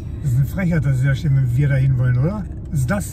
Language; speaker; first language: German; native; German